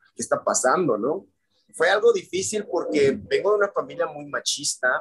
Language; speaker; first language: Spanish; native; Spanish